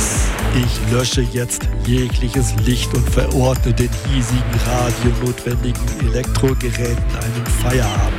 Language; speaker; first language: German; native; German